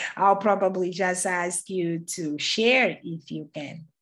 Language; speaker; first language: English; non-native, fluent; Portuguese